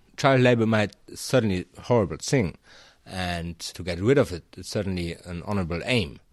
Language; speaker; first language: English; non-native, fluent; German